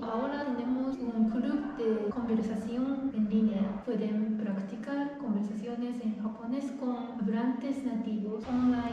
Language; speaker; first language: Spanish; non-native, fluent; Japanese